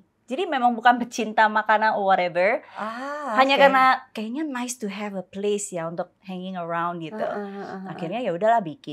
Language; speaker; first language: Indonesian; native; Indonesian